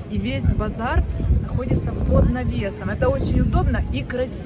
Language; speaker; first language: Russian; native; Russian